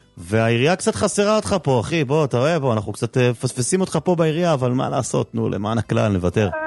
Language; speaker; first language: Hebrew; native; Hebrew